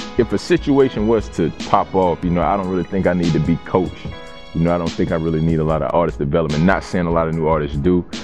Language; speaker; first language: English; native; English